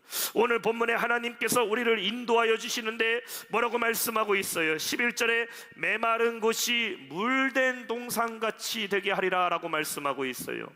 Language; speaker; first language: Korean; native; Korean